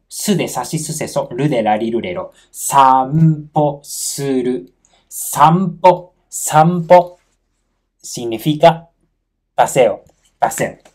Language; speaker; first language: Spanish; non-native, fluent; Japanese